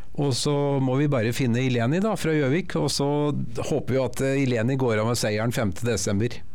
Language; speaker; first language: Norwegian; native; Norwegian